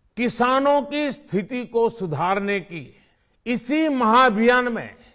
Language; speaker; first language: Hindi; non-native, local second language; Gujarati